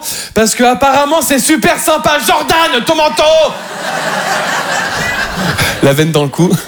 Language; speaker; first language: French; native; French